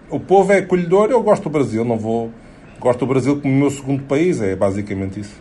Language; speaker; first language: Portuguese; native; Portuguese